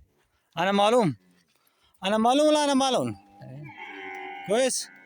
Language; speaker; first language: Arabic; non-native, learner; Saraiki